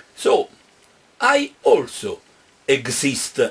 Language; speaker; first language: English; non-native, fluent; Italian